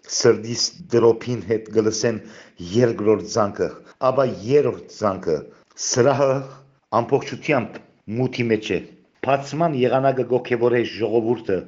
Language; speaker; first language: Armenian; early bilingual, heritage; Armenian